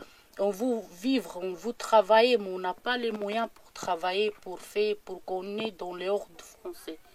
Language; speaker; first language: French; non-native, learner; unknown